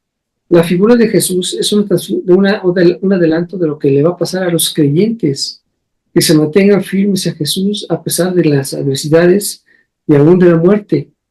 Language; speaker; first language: Spanish; native; Spanish